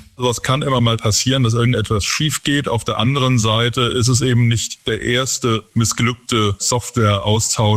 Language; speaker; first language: German; native; German